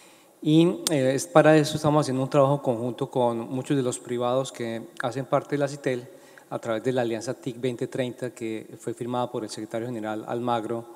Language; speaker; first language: Spanish; native; Spanish